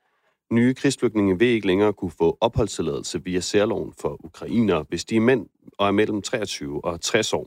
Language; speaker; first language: Danish; native; Danish